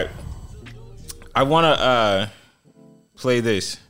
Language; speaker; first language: English; native; English